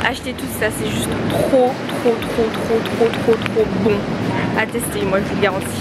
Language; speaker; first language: French; native; French